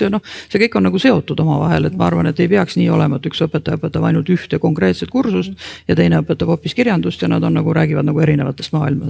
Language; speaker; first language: Estonian; native; Estonian